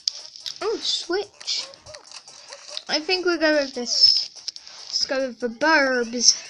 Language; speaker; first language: English; native; English